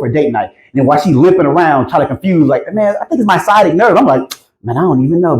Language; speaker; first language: English; native; English